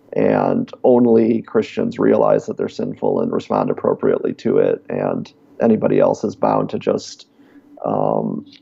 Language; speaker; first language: English; native; English